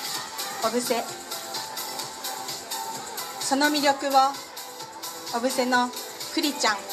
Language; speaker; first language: Japanese; native; Japanese